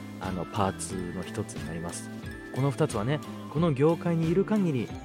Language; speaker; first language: Japanese; native; Japanese